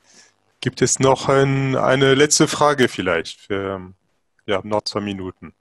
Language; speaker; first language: German; non-native, fluent; English